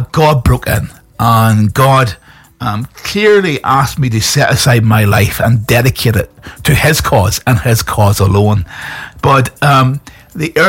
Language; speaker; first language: English; native; English